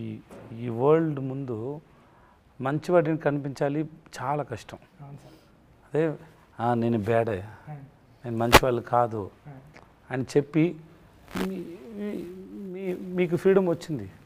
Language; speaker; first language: Telugu; non-native, learner; Tamil